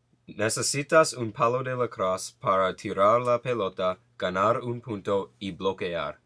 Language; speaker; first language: Spanish; non-native, learner; English